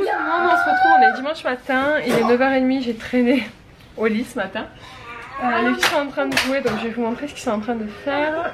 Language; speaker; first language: French; native; French